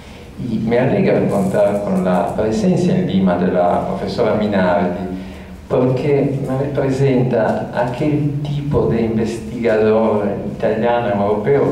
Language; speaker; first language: Spanish; non-native, fluent; Italian